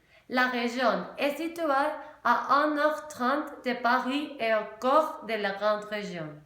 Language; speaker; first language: French; non-native, learner; Spanish